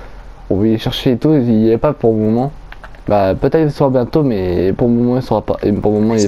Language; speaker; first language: French; native; French